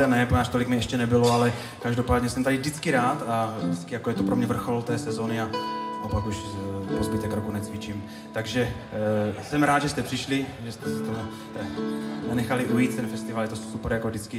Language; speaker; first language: Czech; native; Czech